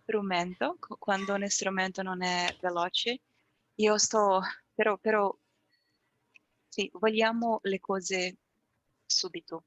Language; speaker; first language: Italian; non-native, learner; Portuguese